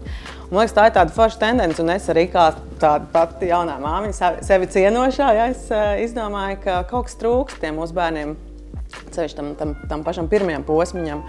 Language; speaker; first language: Latvian; native; Latvian